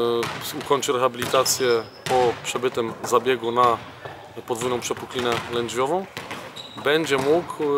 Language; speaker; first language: Polish; native; Polish